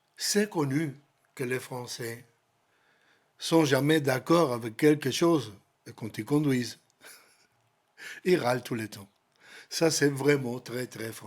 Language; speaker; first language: French; non-native, learner; Spanish